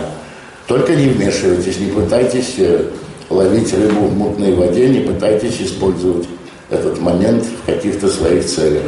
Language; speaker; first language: Russian; native; Russian